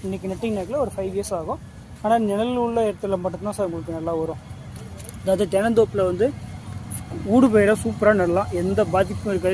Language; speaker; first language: Tamil; native; Tamil